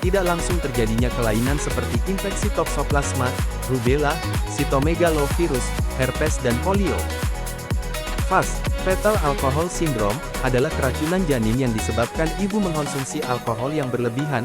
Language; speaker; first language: Indonesian; native; Indonesian